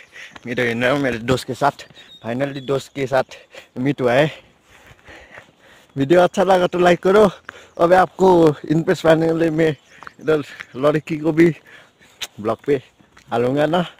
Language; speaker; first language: Hindi; non-native, learner; Nepali